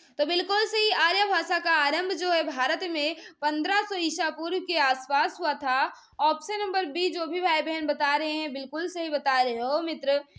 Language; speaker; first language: Hindi; native; Hindi